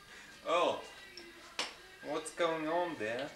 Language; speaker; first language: English; non-native, learner; German